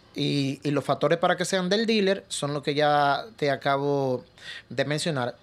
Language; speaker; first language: Spanish; native; Spanish